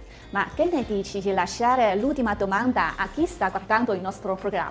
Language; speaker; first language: Italian; non-native, fluent; Chinese